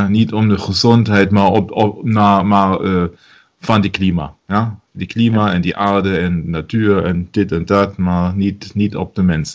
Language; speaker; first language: Dutch; non-native, learner; German